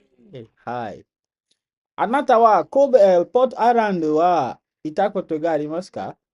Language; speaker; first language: Japanese; non-native, learner; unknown